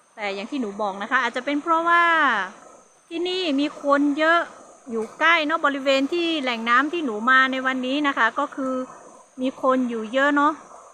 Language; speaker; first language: Thai; non-native, local second language; Hmong